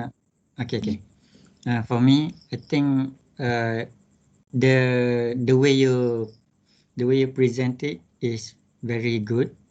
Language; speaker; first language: English; non-native, local second language; Malay